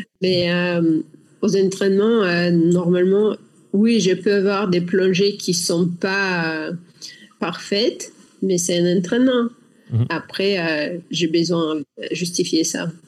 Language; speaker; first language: French; non-native, learner; Russian